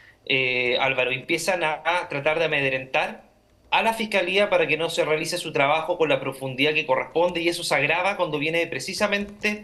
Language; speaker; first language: Spanish; native; Spanish